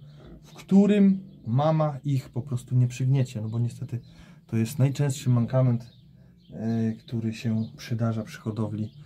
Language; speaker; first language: Polish; native; Polish